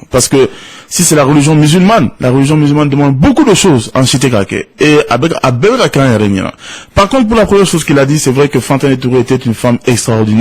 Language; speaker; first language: French; non-native, local second language; Bambara